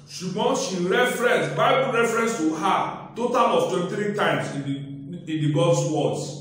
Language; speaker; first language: English; non-native, local second language; Yoruba